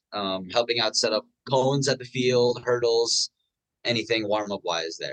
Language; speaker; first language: English; non-native, local second language; Filipino